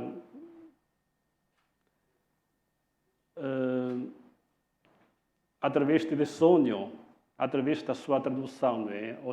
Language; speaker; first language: Portuguese; non-native, fluent; Chinese